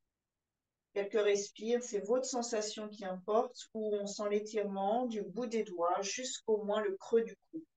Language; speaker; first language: French; native; French